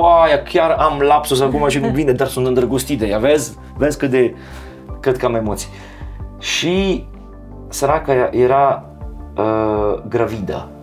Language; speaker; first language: Romanian; non-native, fluent; Serbian